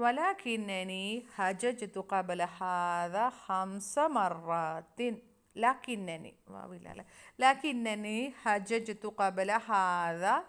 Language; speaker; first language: Arabic; non-native, fluent; Malayalam